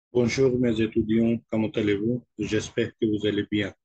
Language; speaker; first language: French; non-native, fluent; Urdu